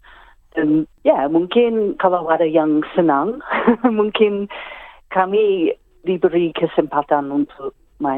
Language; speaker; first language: Indonesian; non-native, fluent; English